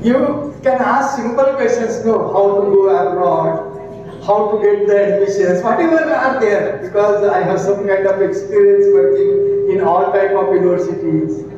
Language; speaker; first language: English; non-native, local second language; Marathi